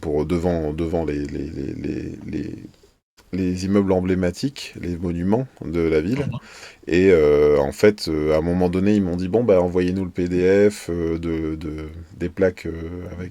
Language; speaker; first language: French; native; French